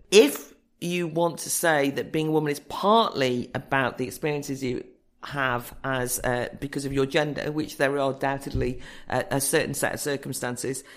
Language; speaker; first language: English; native; English